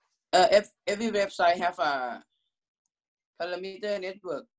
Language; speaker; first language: English; non-native, learner; Thai